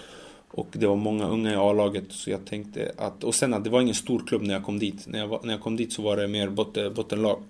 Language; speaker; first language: Swedish; early bilingual, other home language; Macedonian